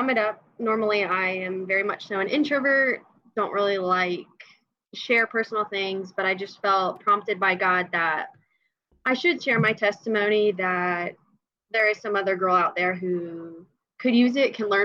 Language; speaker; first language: English; native; English